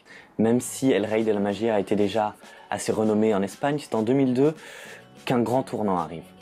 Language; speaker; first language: French; native; French